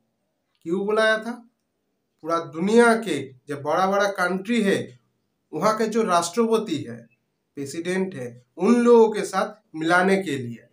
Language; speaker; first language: Hindi; non-native, local second language; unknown